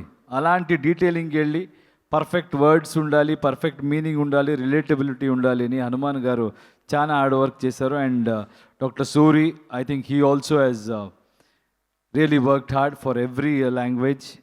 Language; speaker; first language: Telugu; non-native, learner; Kannada